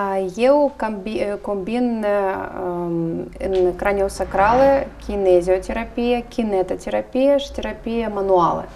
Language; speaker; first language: Romanian; non-native, learner; Russian